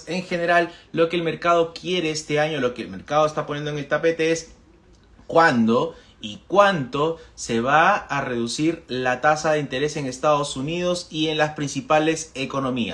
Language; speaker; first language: Spanish; native; Spanish